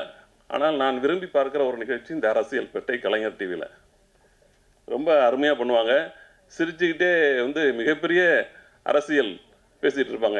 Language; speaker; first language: Tamil; native; Tamil